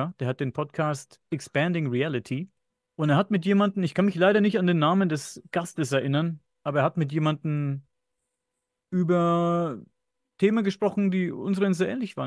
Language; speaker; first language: German; native; German